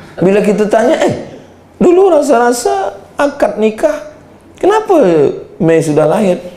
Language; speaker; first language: Malay; native; Malay